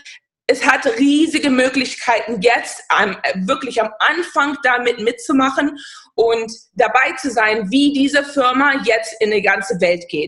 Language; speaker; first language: German; non-native, fluent; English